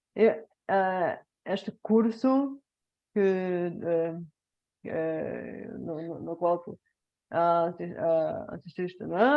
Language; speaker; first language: Portuguese; non-native, fluent; Bulgarian